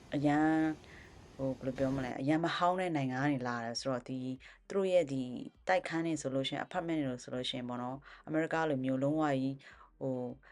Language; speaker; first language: Burmese; non-native, local second language; Kachin